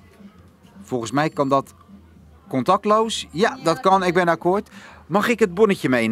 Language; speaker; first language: Dutch; native; Dutch